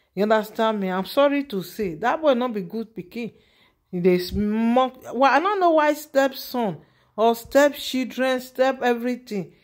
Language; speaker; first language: Nigerian Pidgin; native; Nigerian Pidgin